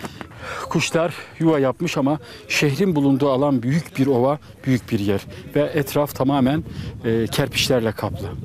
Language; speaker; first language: Turkish; native; Turkish